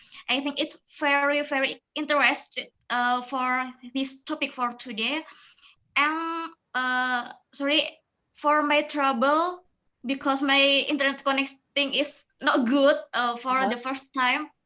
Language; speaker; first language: English; non-native, learner; Indonesian